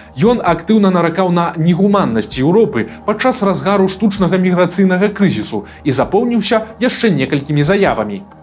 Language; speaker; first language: Belarusian; native; Belarusian